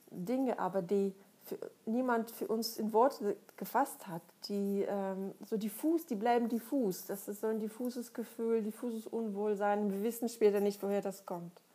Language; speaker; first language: German; non-native, fluent; Russian